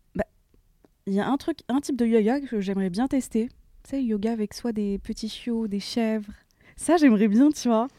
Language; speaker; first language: French; non-native, local second language; Arabic